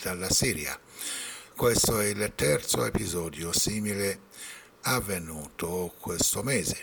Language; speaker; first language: Italian; non-native, fluent; Persian